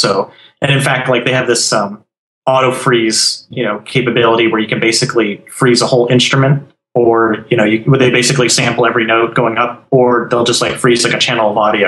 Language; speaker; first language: English; native; English